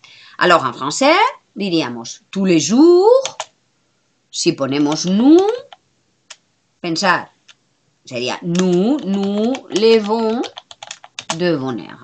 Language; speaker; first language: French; non-native, fluent; Spanish